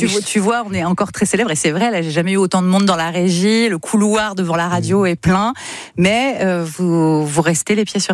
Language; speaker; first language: French; native; French